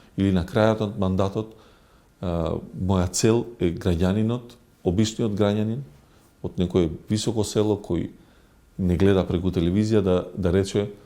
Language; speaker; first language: Macedonian; non-native, local second language; Albanian